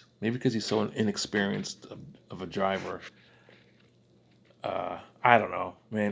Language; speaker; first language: English; native; English